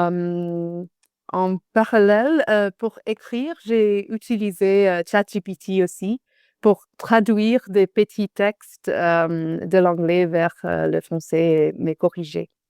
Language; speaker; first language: French; non-native, fluent; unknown